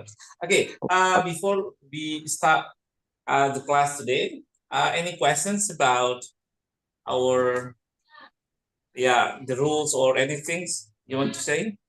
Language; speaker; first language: English; non-native, fluent; Indonesian